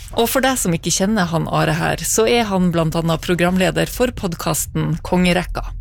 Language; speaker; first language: Norwegian; native; Norwegian